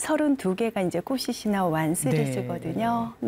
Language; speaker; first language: Korean; native; Korean